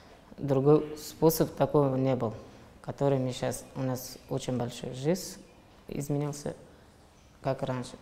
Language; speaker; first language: Russian; non-native, local second language; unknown